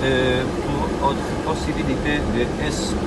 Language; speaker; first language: French; non-native, learner; Spanish